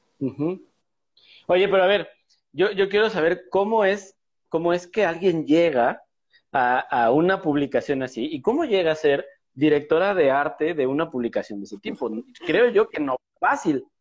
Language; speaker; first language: Spanish; native; Spanish